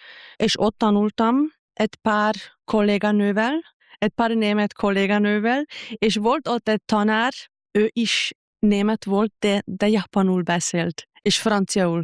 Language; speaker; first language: Hungarian; non-native, fluent; German